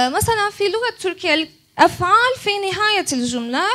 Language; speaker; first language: Arabic; non-native, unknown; Turkish